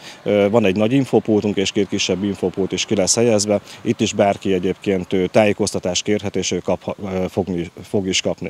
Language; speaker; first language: Hungarian; native; Hungarian